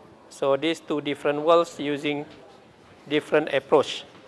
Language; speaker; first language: English; non-native, local second language; Malay